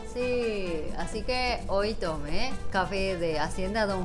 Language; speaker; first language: Spanish; non-native, learner; Japanese